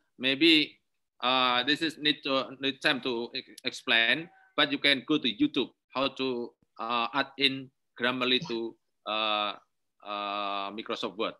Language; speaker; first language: English; non-native, learner; Indonesian